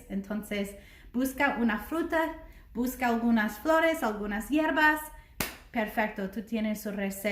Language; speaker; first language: Spanish; non-native, learner; English